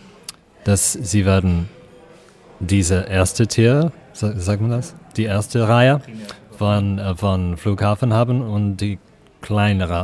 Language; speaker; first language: German; non-native, fluent; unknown